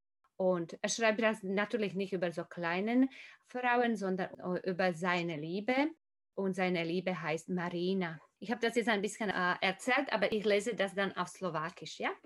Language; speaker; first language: German; non-native, fluent; Slovak